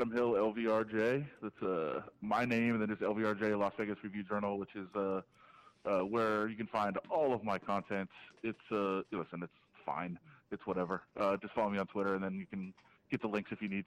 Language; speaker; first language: English; native; English